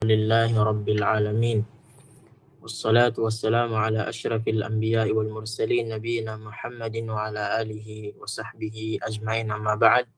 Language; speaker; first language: Arabic; non-native, fluent; Filipino